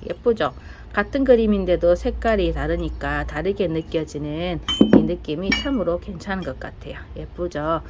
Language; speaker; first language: Korean; native; Korean